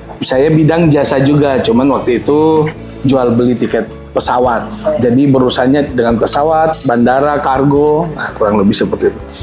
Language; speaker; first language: Indonesian; native; Indonesian